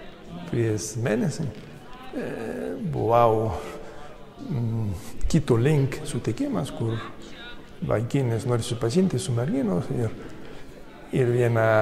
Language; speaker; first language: Lithuanian; non-native, learner; Spanish